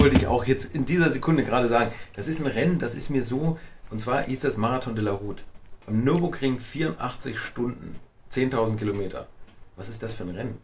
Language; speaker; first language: German; native; German